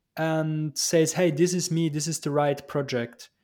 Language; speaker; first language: English; non-native, fluent; German